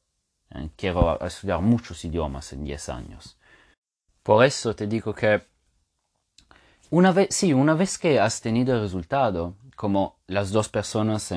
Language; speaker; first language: Spanish; non-native, fluent; Italian